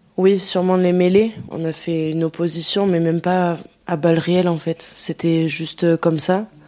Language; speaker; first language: French; early bilingual, other home language; Dutch